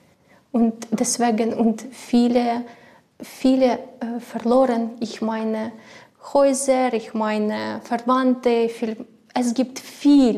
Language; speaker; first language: German; non-native, learner; Ukrainian